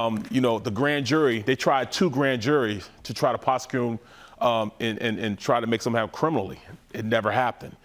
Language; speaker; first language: English; native; English